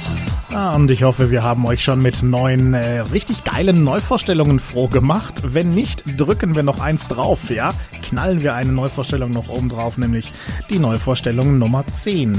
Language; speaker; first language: German; native; German